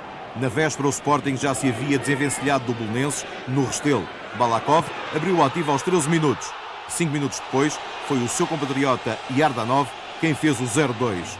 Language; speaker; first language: Portuguese; native; Portuguese